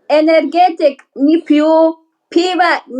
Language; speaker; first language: Russian; non-native, learner; Uzbek